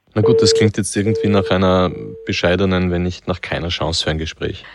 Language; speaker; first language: German; native; German